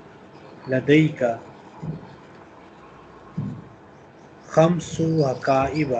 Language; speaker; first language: Arabic; non-native, fluent; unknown